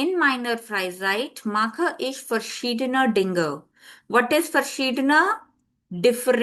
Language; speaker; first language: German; non-native, fluent; Hindi